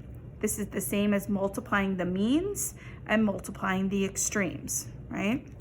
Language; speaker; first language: English; native; English